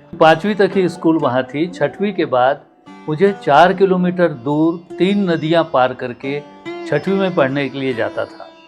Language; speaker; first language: Hindi; non-native, local second language; Marathi